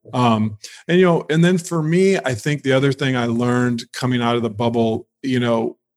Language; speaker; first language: English; native; English